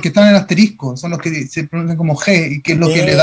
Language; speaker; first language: Spanish; native; Spanish